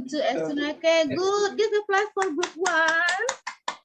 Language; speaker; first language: English; non-native, learner; Indonesian